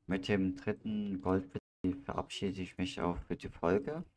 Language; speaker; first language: German; native; German